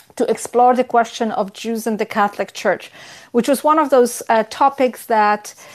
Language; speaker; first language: English; non-native, fluent; Polish